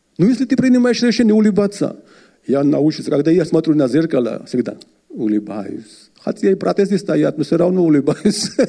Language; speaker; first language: Russian; non-native, fluent; Georgian